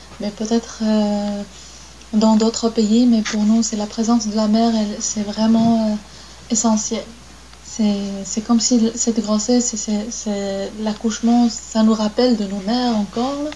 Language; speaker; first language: French; non-native, local second language; Arabic